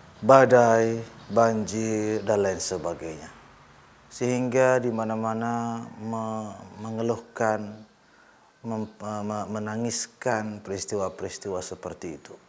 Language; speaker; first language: Malay; non-native, local second language; Sasak